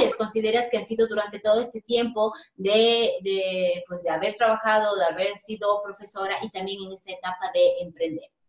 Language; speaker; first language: Spanish; native; Spanish